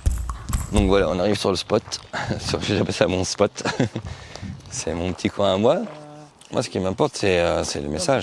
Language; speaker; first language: French; native; French